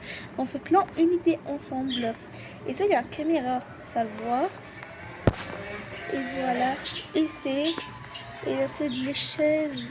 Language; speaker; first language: French; non-native, learner; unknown